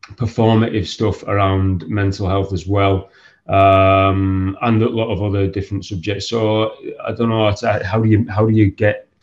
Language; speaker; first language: English; native; English